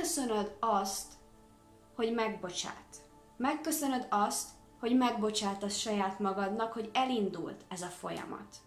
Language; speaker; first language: Hungarian; native; Hungarian